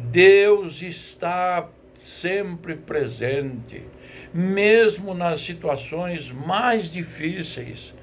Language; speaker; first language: Portuguese; native; Portuguese